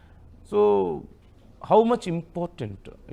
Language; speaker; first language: Telugu; native; Telugu